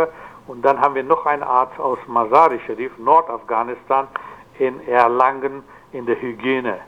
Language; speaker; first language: German; non-native, fluent; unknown